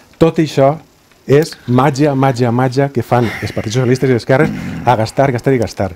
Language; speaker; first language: Catalan; native; Catalan